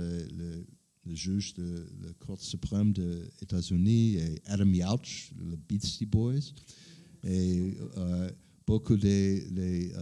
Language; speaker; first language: French; non-native, learner; English